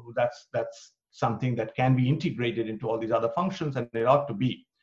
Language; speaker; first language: English; non-native, local second language; Bangla